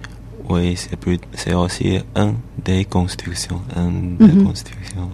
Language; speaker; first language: French; non-native, learner; Chinese